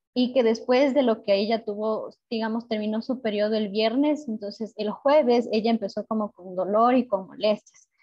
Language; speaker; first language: Spanish; native; Spanish